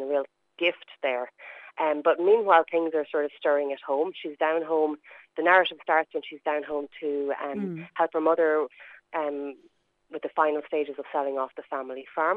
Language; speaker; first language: English; native; English